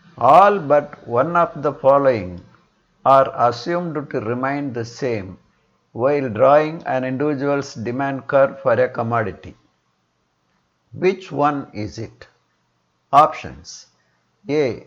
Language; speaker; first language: English; non-native, local second language; Tamil